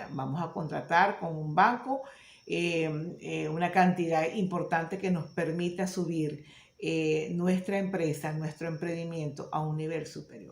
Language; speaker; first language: Spanish; native; Spanish